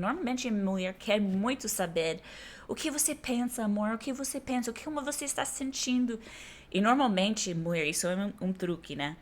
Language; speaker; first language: Portuguese; non-native, fluent; English